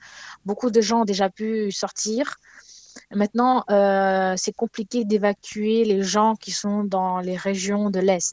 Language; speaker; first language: French; non-native, fluent; Ukrainian